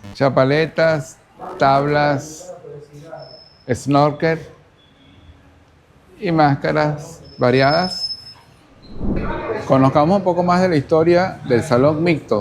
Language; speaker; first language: Spanish; native; Spanish